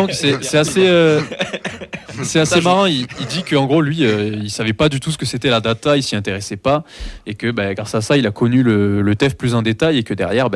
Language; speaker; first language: French; native; French